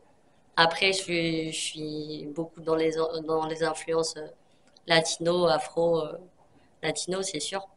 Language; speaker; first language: French; native; French